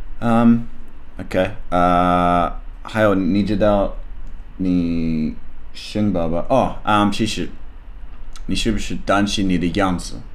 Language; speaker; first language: Chinese; non-native, learner; English